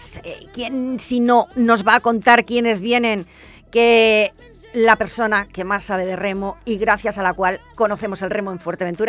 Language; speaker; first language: Spanish; native; Spanish